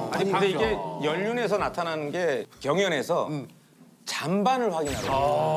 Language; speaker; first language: Korean; native; Korean